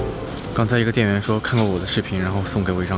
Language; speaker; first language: Chinese; native; Chinese